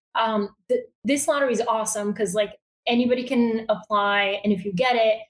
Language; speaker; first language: English; early bilingual, other home language; Bulgarian